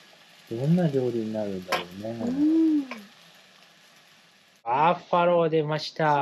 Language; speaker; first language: Japanese; native; Japanese